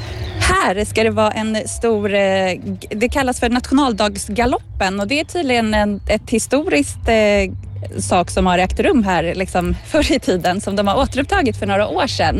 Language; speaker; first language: Swedish; native; Swedish